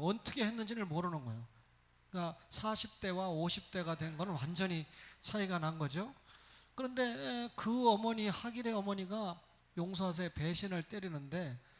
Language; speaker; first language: Korean; native; Korean